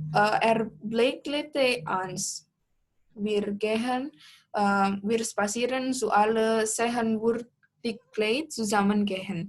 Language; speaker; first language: German; non-native, learner; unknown